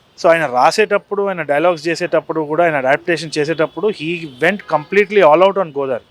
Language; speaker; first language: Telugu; native; Telugu